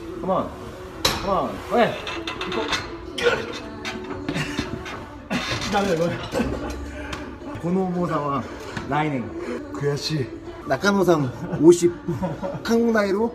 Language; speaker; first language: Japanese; non-native, fluent; Korean